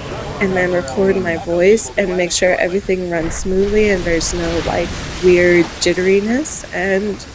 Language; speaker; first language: English; native; English